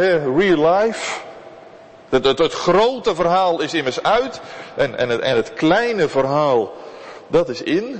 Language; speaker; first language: Dutch; native; Dutch